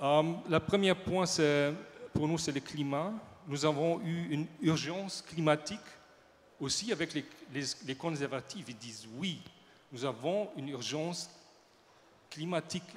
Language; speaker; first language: French; non-native, learner; German